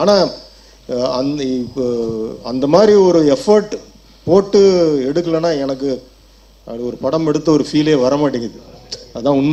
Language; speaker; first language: Tamil; native; Tamil